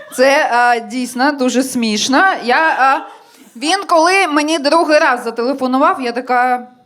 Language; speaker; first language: Ukrainian; non-native, local second language; Russian